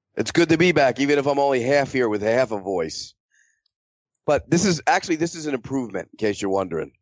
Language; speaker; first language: English; native; English